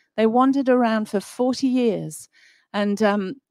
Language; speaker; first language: English; native; English